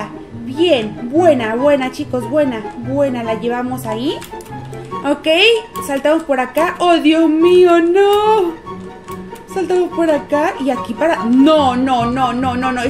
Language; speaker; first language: Spanish; native; Spanish